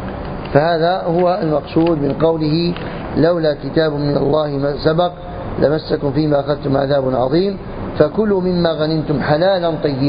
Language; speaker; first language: Arabic; native; Arabic